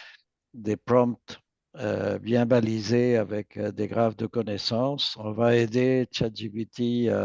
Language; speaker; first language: French; native; French